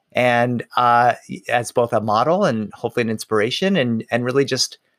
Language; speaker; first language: English; early bilingual, other home language; Spanish